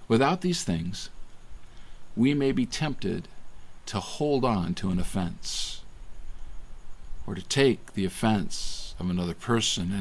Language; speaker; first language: English; native; English